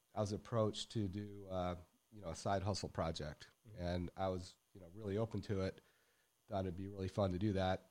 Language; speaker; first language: English; native; English